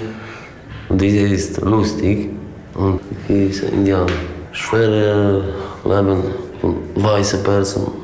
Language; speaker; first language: German; non-native, learner; Polish